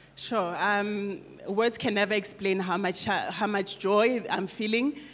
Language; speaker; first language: English; non-native, local second language; Northern Sotho